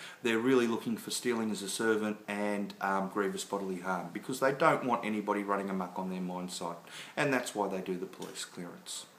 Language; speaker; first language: English; native; English